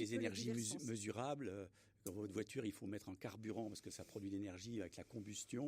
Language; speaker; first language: French; native; French